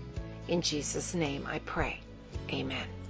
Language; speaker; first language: English; native; English